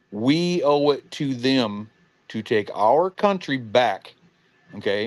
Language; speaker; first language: English; native; English